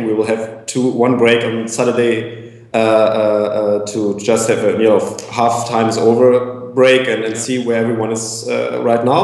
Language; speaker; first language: English; non-native, fluent; German